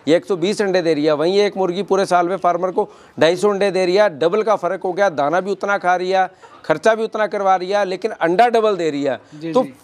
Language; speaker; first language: Hindi; native; Hindi